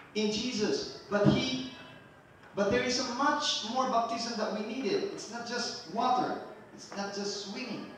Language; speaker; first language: English; non-native, local second language; Filipino